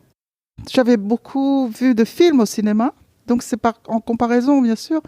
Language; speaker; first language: French; non-native, fluent; Vietnamese